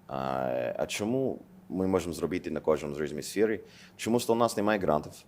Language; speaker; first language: Ukrainian; non-native, fluent; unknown